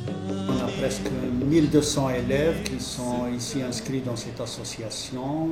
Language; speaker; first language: French; non-native, local second language; Arabic